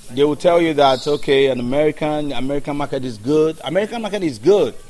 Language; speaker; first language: English; non-native, local second language; Yoruba